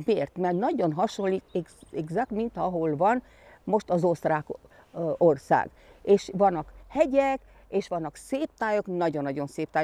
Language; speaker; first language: Hungarian; non-native, local second language; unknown